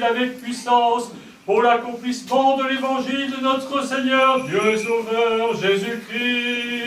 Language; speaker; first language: French; native; French